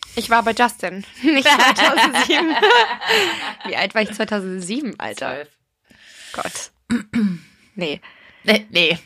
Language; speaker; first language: German; non-native, fluent; English